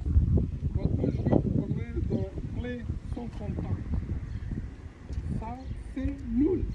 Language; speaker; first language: French; non-native, fluent; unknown